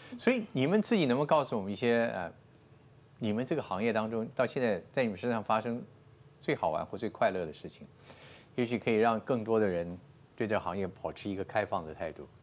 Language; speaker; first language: Chinese; native; Chinese